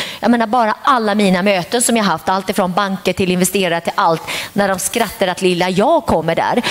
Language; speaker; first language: Swedish; early bilingual, other home language; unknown